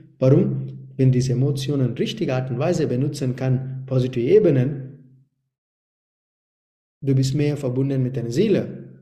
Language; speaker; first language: German; non-native, learner; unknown